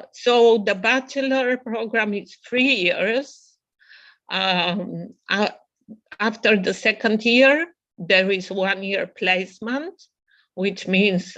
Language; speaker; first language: English; non-native, fluent; Bulgarian